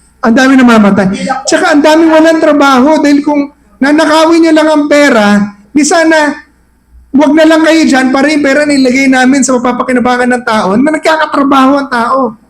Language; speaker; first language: Filipino; native; Filipino